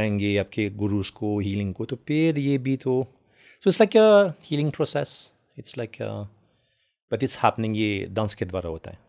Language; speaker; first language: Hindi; non-native, fluent; French